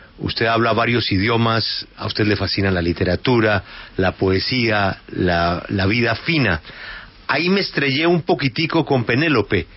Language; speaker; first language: Spanish; native; Spanish